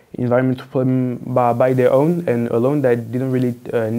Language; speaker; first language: English; non-native, fluent; French